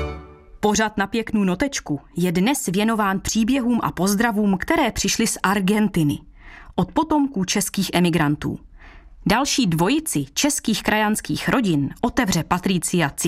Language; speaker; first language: Czech; native; Czech